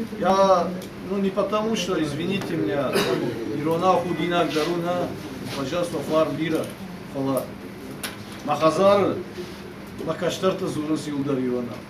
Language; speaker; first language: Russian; non-native, local second language; Ossetic